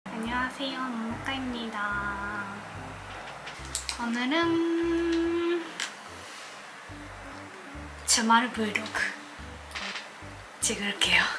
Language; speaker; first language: Korean; non-native, learner; Japanese